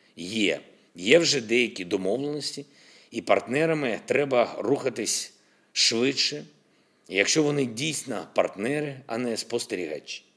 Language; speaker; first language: Ukrainian; non-native, local second language; Russian